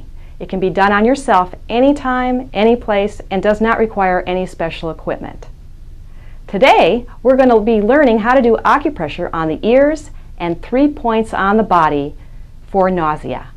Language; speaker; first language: English; native; English